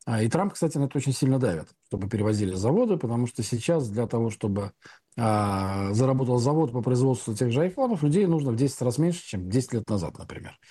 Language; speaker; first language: Russian; native; Russian